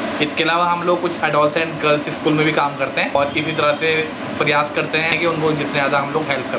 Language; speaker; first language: Hindi; native; Hindi